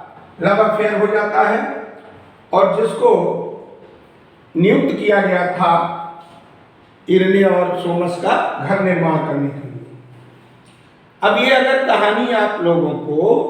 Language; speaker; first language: Hindi; native; Hindi